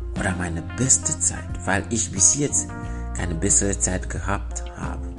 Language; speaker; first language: German; non-native, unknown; French